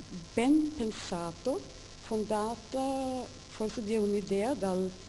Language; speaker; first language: Italian; non-native, fluent; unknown